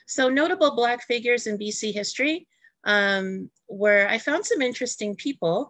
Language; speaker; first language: English; native; English